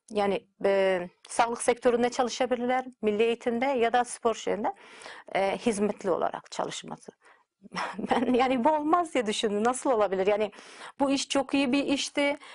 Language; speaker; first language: Turkish; native; Turkish